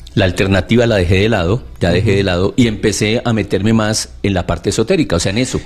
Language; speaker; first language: Spanish; native; Spanish